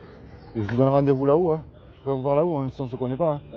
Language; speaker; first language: French; native; French